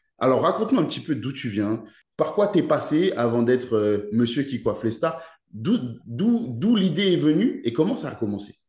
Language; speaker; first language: French; native; French